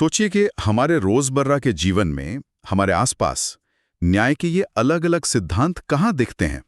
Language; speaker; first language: Hindi; native; Hindi